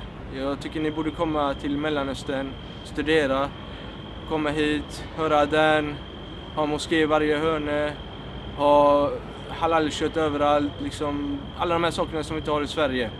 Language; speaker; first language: Swedish; early bilingual, other home language; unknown